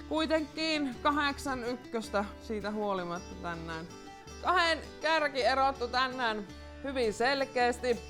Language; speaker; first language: Finnish; native; Finnish